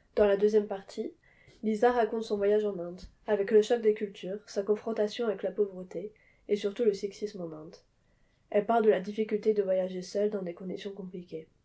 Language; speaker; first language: French; native; French